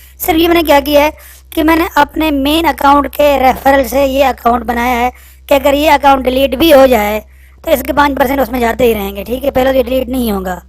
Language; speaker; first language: Urdu; non-native, local second language; Punjabi